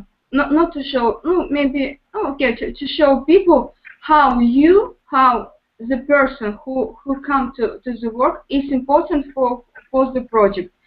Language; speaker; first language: English; non-native, learner; Russian